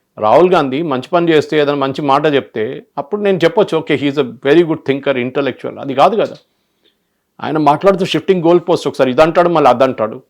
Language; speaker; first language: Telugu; early bilingual, other home language; Malayalam